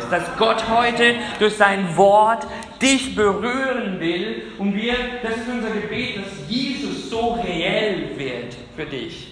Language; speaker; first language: German; non-native, fluent; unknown